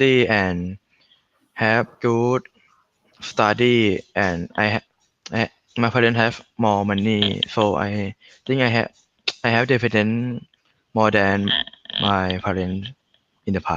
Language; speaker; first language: English; non-native, learner; Thai